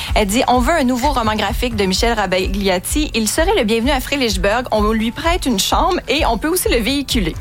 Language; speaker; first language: French; native; French